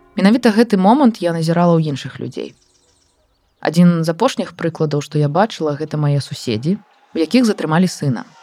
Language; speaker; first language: Belarusian; native; Belarusian